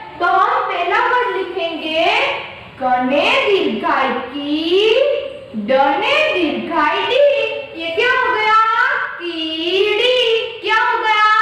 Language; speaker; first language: Hindi; non-native, local second language; Gujarati